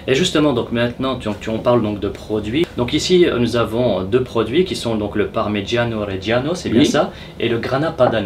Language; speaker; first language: French; native; French